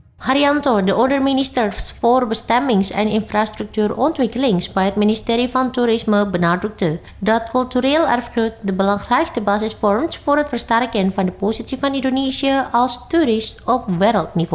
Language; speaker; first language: Dutch; non-native, fluent; Indonesian